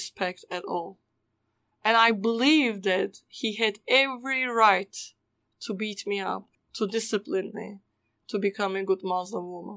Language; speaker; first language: English; non-native, fluent; Turkish